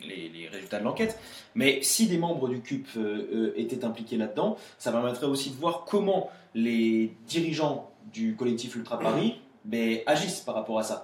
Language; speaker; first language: French; native; French